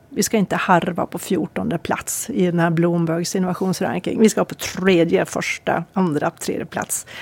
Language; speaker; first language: Swedish; native; Swedish